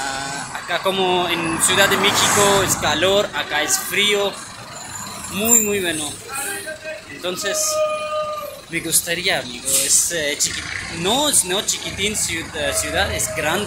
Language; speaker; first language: Spanish; non-native, learner; Urdu